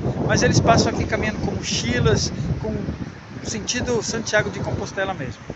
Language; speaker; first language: Portuguese; native; Portuguese